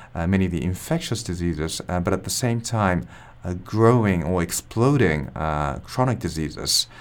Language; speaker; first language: English; non-native, fluent; Japanese